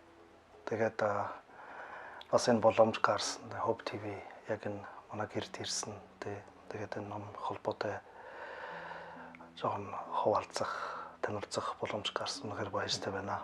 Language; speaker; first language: Mongolian; non-native, learner; German